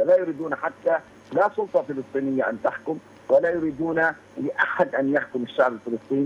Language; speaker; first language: Arabic; native; Arabic